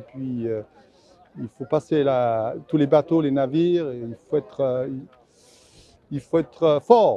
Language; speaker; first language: French; non-native, fluent; English